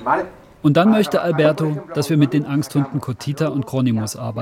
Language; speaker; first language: German; native; German